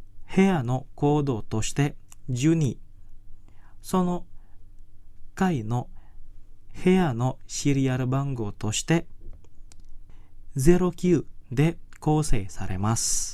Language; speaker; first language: Japanese; non-native, fluent; Indonesian